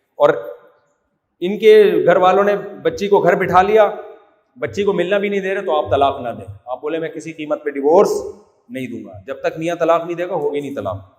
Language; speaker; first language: Urdu; native; Urdu